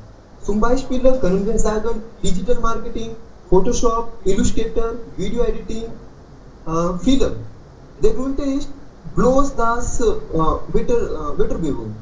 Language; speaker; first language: German; non-native, learner; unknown